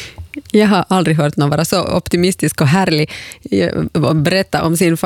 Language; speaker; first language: Swedish; native; Swedish